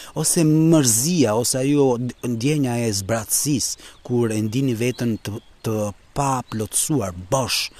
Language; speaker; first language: Albanian; early bilingual, heritage; Albanian